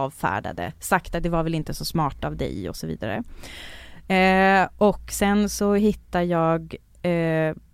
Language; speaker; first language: Swedish; native; Swedish